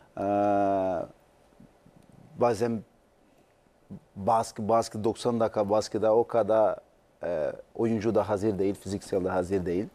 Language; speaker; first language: Turkish; non-native, learner; Portuguese